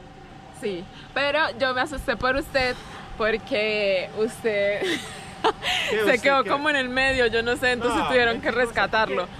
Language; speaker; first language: Spanish; native; Spanish